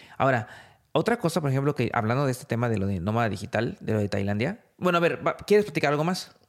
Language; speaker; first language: Spanish; native; Spanish